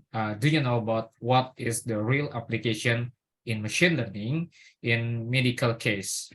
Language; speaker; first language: English; non-native, learner; Indonesian